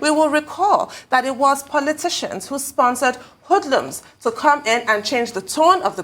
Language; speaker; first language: English; native; English